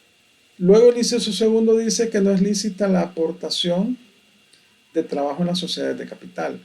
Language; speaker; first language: Spanish; native; Spanish